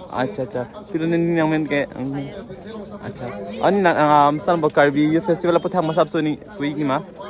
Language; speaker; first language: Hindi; non-native, local second language; Karbi